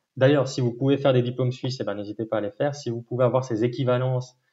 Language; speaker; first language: French; native; French